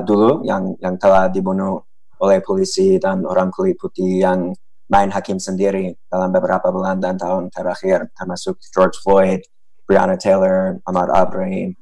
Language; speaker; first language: Indonesian; non-native, fluent; English